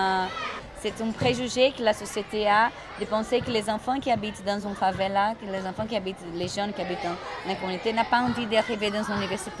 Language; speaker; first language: French; non-native, fluent; Portuguese